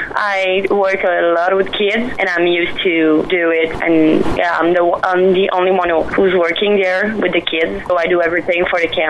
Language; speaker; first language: English; non-native, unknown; French